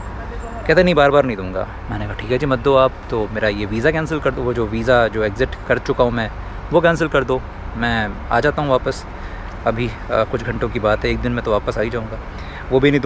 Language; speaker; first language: Hindi; native; Hindi